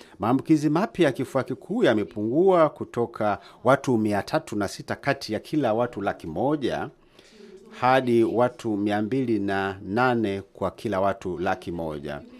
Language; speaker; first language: Swahili; native; Swahili